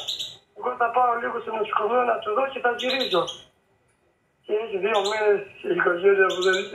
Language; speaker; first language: Greek; non-native, fluent; Albanian